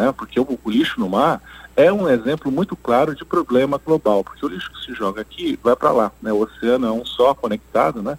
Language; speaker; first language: Portuguese; native; Portuguese